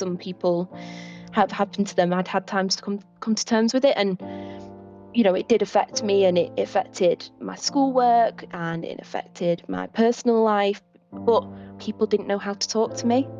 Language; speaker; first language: English; native; English